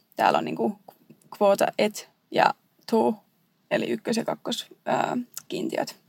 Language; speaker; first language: Finnish; native; Finnish